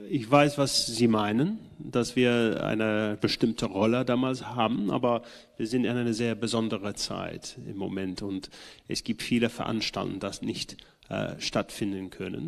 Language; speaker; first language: German; non-native, fluent; English